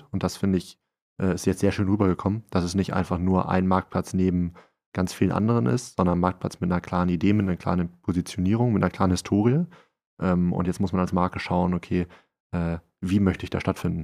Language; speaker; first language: German; native; German